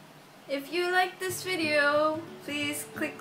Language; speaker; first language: English; native; English